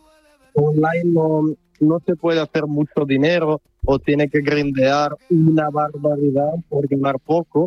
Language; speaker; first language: Spanish; non-native, fluent; Italian